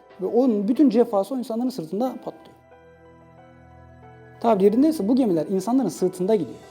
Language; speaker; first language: Turkish; native; Turkish